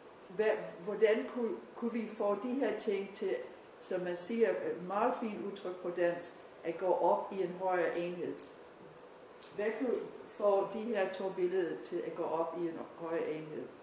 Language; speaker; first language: Danish; non-native, fluent; English